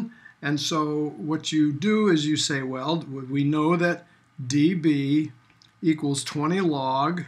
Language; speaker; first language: English; native; English